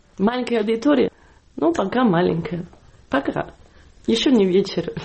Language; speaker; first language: Russian; non-native, fluent; Catalan